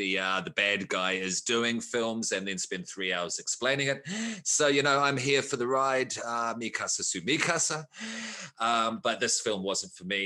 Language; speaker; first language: English; native; English